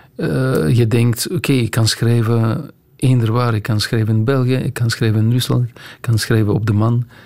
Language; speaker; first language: Dutch; non-native, fluent; Russian